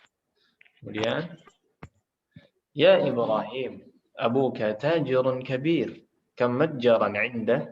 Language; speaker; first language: Arabic; non-native, fluent; Indonesian